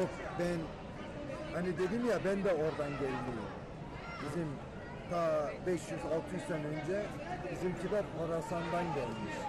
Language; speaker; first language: Turkish; early bilingual, heritage; Turkish